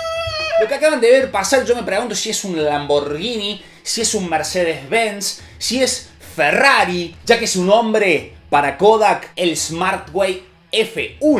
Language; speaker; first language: Spanish; native; Spanish